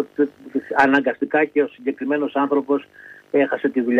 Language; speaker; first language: Greek; native; Greek